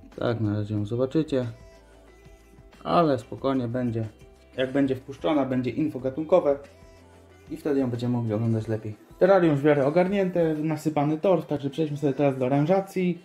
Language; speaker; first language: Polish; native; Polish